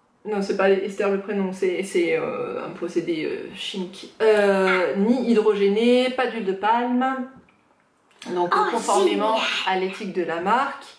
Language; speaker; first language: French; native; French